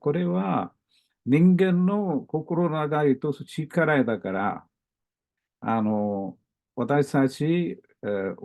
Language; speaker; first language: Japanese; non-native, learner; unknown